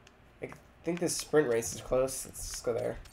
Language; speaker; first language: English; native; English